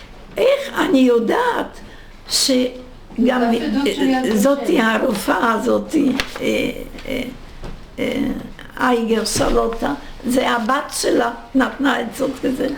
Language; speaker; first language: Hebrew; non-native, fluent; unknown